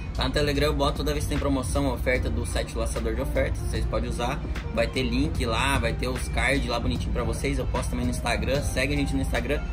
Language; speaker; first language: Portuguese; native; Portuguese